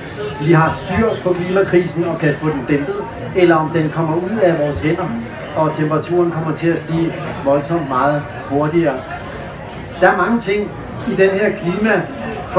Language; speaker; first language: Danish; native; Danish